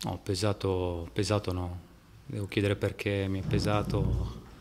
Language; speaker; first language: Italian; non-native, fluent; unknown